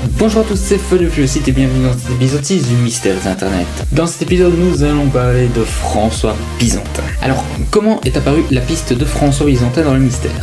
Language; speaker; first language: French; native; French